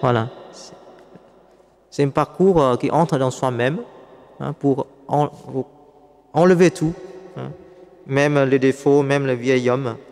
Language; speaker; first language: French; non-native, fluent; Vietnamese